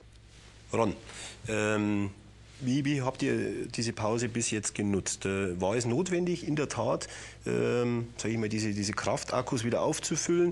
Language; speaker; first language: German; native; German